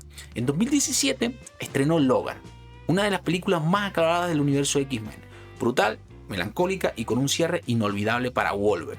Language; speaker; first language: Spanish; native; Spanish